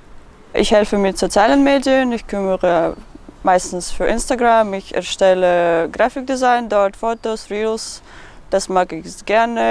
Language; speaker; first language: German; non-native, learner; Russian